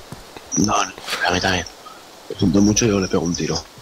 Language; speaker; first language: Spanish; native; Spanish